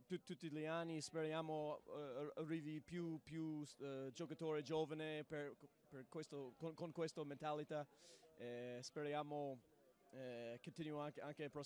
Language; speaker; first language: Italian; non-native, learner; English